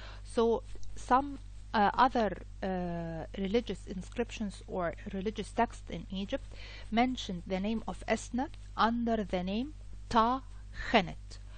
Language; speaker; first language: English; non-native, fluent; Arabic